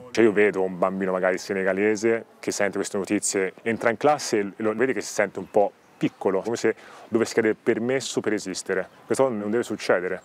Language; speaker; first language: Italian; early bilingual, other home language; Wolof